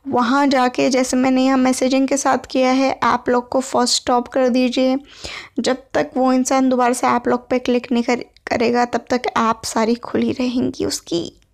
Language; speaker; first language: Hindi; native; Hindi